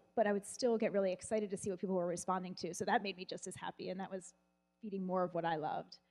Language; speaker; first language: English; native; English